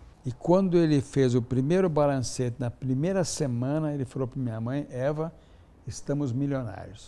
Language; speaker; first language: Portuguese; early bilingual, other home language; Hungarian